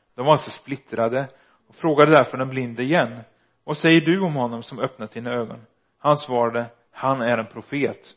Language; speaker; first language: Swedish; early bilingual, other home language; Dutch